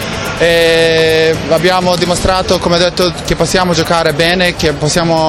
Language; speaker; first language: Italian; non-native, fluent; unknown